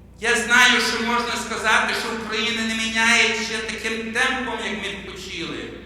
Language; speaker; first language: Ukrainian; early bilingual, heritage; Ukrainian